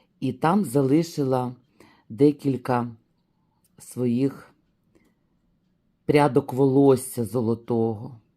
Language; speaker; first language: Ukrainian; native; Ukrainian